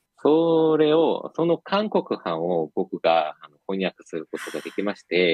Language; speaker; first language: Japanese; non-native, fluent; Korean